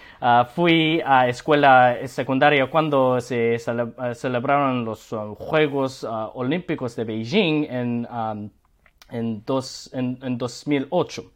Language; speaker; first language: Spanish; non-native, learner; Korean